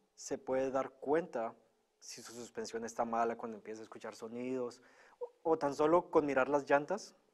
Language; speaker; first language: Spanish; native; Spanish